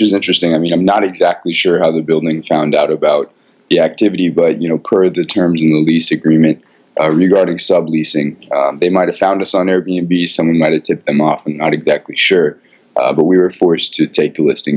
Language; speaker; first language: English; native; English